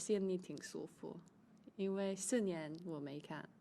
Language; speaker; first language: Chinese; early bilingual, heritage; English